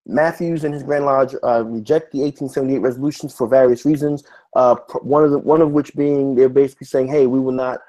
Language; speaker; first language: English; native; English